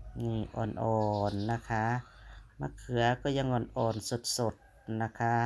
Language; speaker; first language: Thai; non-native, local second language; Lao